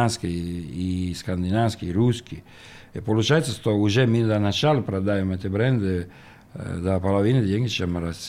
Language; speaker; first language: Russian; non-native, learner; Italian